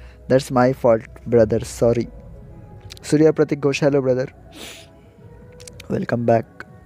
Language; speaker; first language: English; non-native, local second language; Bangla